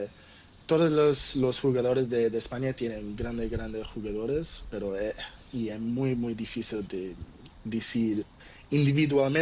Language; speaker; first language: Spanish; non-native, learner; Portuguese